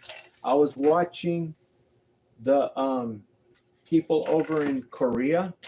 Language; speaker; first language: English; native; English